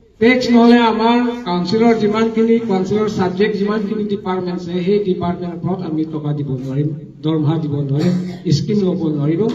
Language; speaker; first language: Assamese; non-native, local second language; Karbi